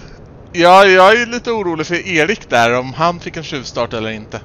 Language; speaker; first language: Swedish; native; Swedish